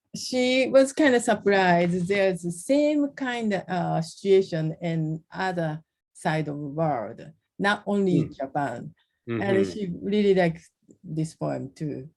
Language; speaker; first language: English; non-native, learner; Japanese